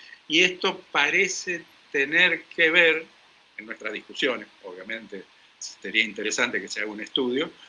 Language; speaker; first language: Spanish; native; Spanish